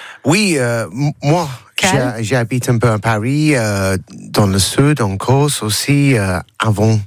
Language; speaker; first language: French; non-native, learner; English